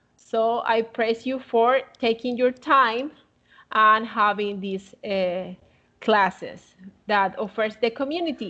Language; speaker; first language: English; non-native, fluent; Spanish